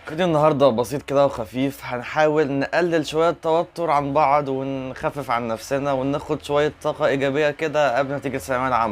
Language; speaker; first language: Arabic; native; Arabic